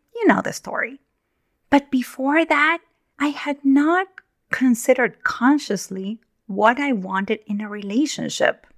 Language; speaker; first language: English; non-native, fluent; Spanish